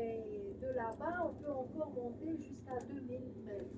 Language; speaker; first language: French; non-native, fluent; Romanian